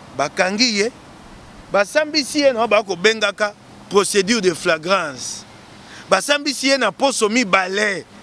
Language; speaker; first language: Lingala; non-native, local second language; Luba-Lulua